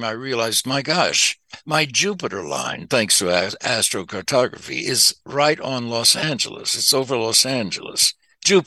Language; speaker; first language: English; native; English